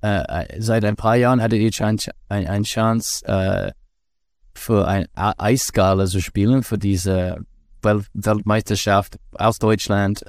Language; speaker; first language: German; non-native, learner; English